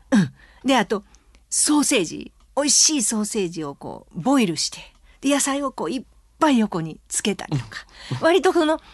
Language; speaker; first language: Japanese; native; Japanese